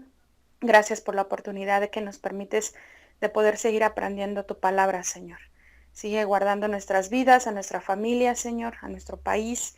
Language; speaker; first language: Spanish; native; Spanish